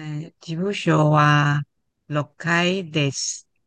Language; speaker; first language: Japanese; non-native, learner; Chinese